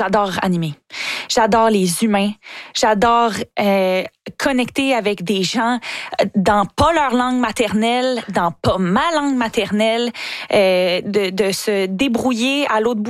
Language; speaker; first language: French; native; French